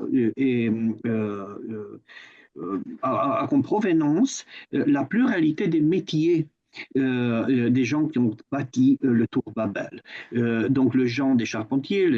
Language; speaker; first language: French; non-native, fluent; Romanian